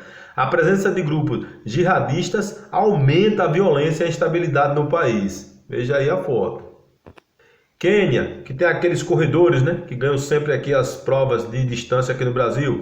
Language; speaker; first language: Portuguese; native; Portuguese